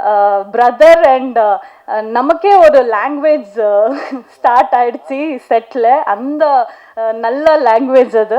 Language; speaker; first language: Tamil; non-native, local second language; Kannada